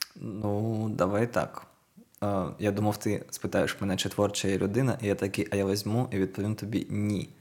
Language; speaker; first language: Ukrainian; non-native, local second language; Russian